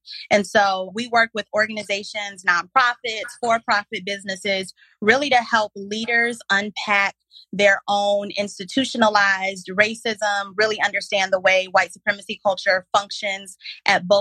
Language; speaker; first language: English; native; English